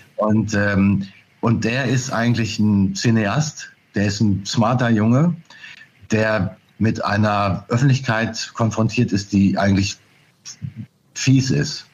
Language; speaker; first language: German; native; German